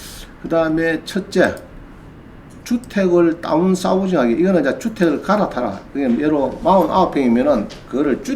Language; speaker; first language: Korean; native; Korean